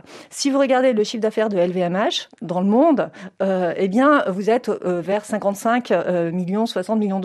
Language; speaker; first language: French; native; French